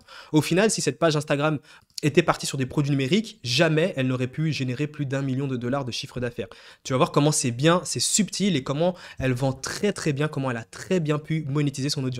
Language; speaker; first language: French; native; French